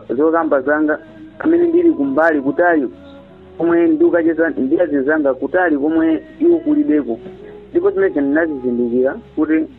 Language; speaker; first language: Nyanja; native; Nyanja